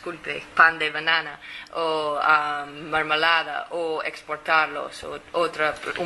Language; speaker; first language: Spanish; non-native, fluent; English